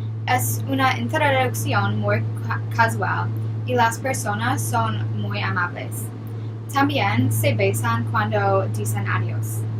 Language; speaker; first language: Spanish; non-native, learner; English